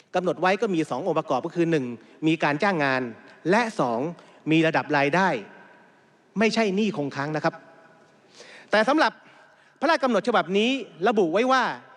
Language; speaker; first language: Thai; native; Thai